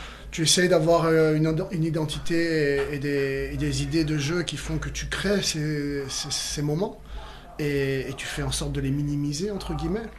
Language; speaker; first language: French; native; French